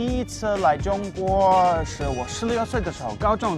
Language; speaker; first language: Chinese; non-native, fluent; English